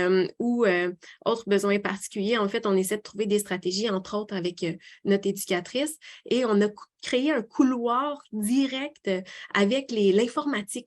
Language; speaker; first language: French; native; French